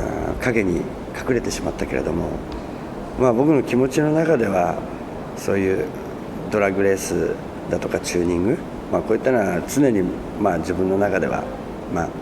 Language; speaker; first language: Japanese; native; Japanese